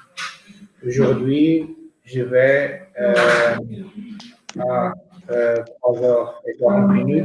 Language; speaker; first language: French; non-native, learner; Portuguese